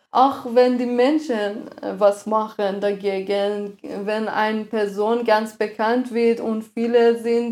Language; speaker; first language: German; non-native, fluent; Persian